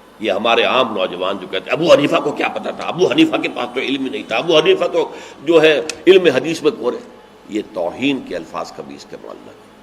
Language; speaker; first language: Urdu; native; Urdu